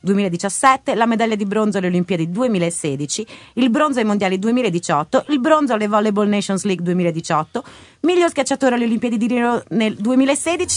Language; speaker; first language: Italian; native; Italian